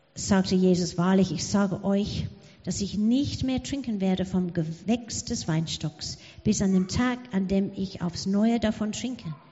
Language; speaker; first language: German; non-native, fluent; English